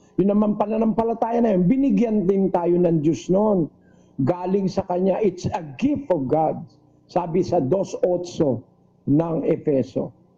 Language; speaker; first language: Filipino; native; Filipino